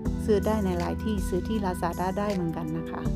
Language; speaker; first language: Thai; non-native, fluent; English